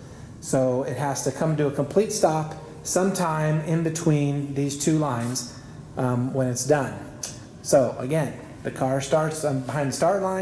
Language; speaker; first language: English; native; English